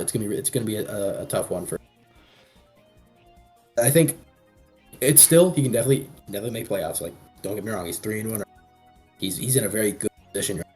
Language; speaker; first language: English; native; English